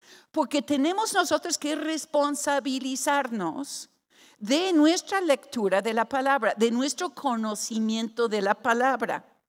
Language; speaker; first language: Spanish; non-native, fluent; English